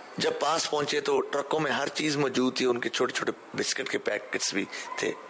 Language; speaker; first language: Urdu; early bilingual, heritage; Urdu